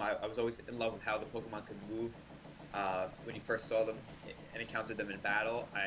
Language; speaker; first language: English; native; English